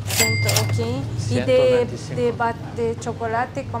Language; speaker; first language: Spanish; non-native, learner; Romanian